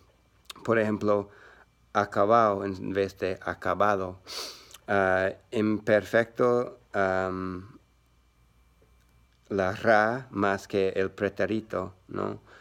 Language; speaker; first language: Spanish; non-native, learner; English